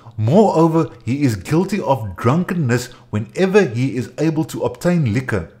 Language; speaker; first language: English; non-native, local second language; Afrikaans